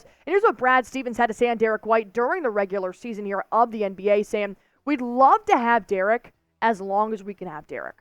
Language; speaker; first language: English; native; English